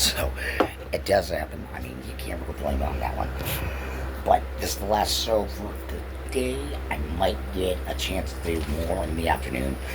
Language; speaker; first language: English; native; English